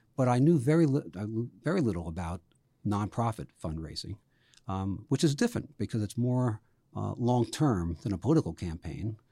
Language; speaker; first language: English; native; English